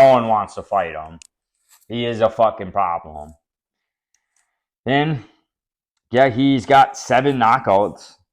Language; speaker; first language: English; native; English